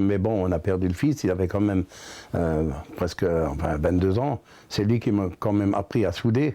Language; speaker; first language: French; native; French